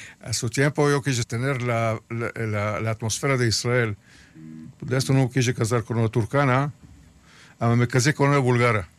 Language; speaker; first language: Spanish; early bilingual, heritage; Spanish